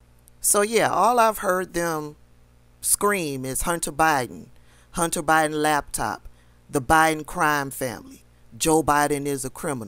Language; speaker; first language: English; native; English